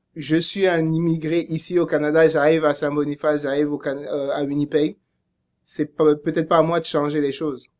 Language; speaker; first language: French; native; French